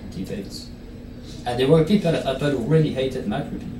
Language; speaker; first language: English; non-native, fluent; Italian